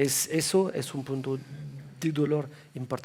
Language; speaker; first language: Spanish; non-native, fluent; French